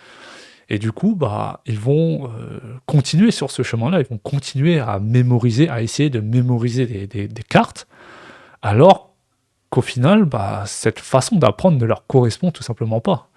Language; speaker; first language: French; native; French